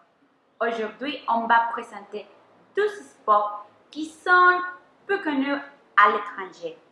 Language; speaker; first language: French; non-native, learner; Spanish